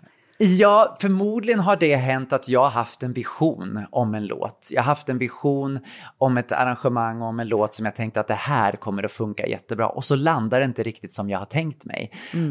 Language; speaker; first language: Swedish; native; Swedish